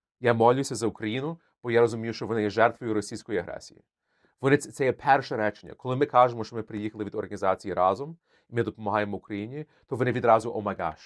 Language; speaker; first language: Ukrainian; early bilingual, heritage; Ukrainian